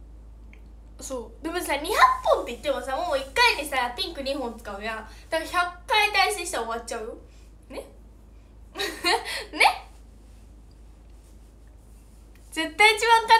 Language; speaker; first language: Japanese; native; Japanese